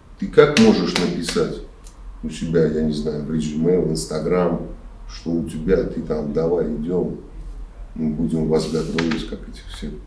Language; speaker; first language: Russian; native; Russian